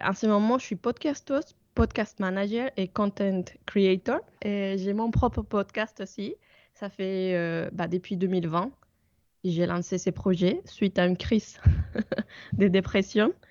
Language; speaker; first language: French; non-native, fluent; Spanish